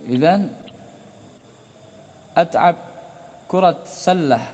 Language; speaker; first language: Arabic; non-native, fluent; Indonesian